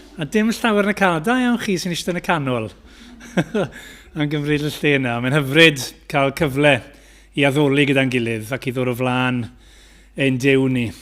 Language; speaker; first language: Welsh; native; Welsh